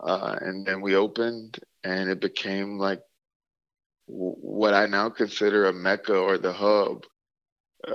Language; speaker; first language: English; native; English